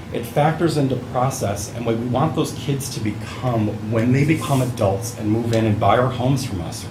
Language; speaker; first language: English; early bilingual, other home language; Italian